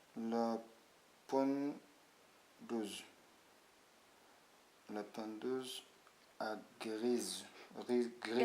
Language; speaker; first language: French; non-native, learner; Arabic